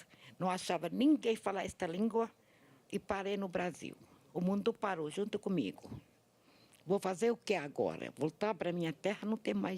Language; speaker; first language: Portuguese; non-native, learner; Arabic